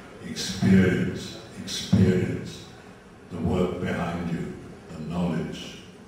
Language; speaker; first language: English; native; English